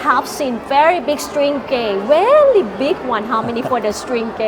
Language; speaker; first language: English; non-native, learner; Thai